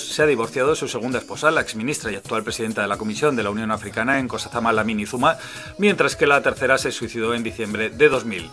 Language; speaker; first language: Spanish; native; Spanish